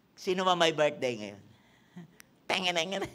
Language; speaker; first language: Filipino; native; Filipino